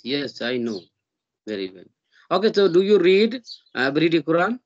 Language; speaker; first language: English; non-native, learner; Hindi